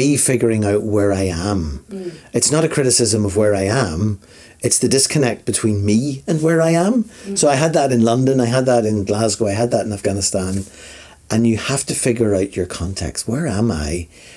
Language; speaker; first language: English; native; English